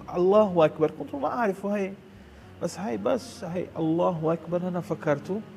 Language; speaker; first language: Arabic; non-native, learner; Portuguese